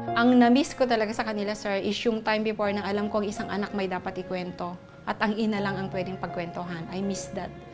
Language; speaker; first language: Filipino; native; Filipino